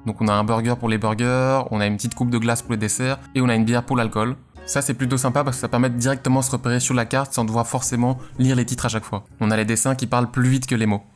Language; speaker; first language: French; native; French